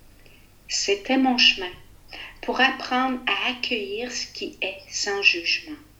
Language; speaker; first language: French; native; French